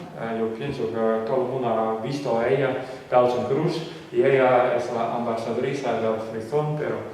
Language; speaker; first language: Spanish; non-native, fluent; Western Frisian